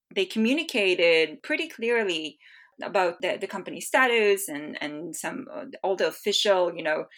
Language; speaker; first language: English; non-native, fluent; Hebrew